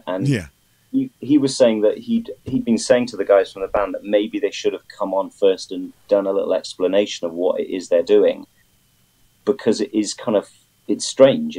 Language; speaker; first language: English; native; English